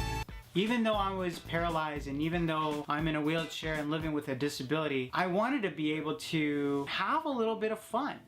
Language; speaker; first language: English; native; English